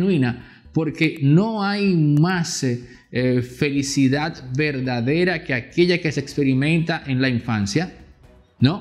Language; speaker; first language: Spanish; native; Spanish